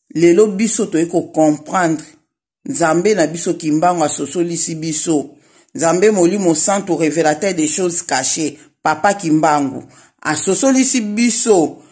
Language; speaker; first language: Lingala; non-native, local second language; Kongo